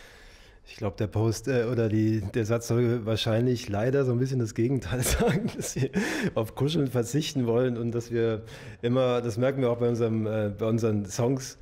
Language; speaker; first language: German; native; German